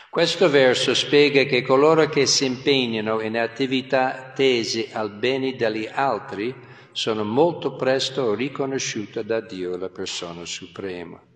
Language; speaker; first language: Italian; non-native, fluent; English